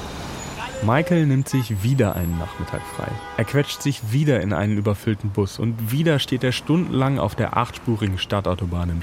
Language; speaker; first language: German; native; German